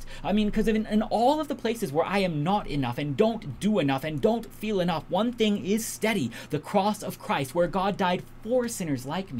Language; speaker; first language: English; native; English